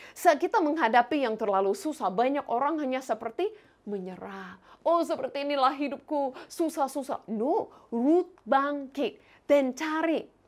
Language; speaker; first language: Indonesian; non-native, fluent; English